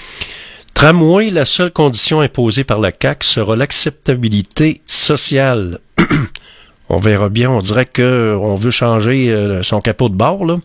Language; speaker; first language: French; native; French